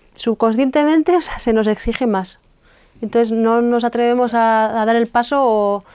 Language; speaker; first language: Spanish; non-native, local second language; Basque